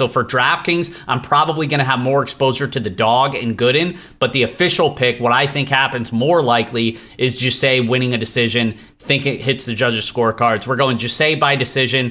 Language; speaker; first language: English; native; English